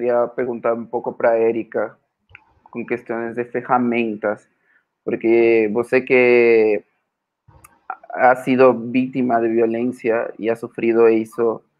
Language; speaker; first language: Portuguese; non-native, fluent; Spanish